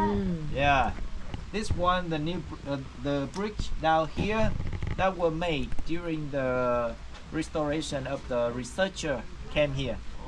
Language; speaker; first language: English; non-native, fluent; Vietnamese